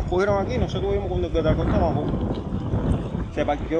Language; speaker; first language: Spanish; native; Spanish